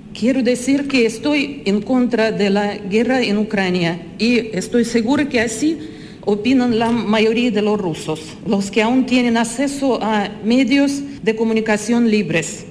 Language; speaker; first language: Spanish; non-native, fluent; Russian